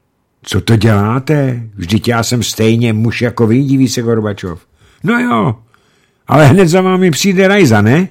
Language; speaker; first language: Czech; native; Czech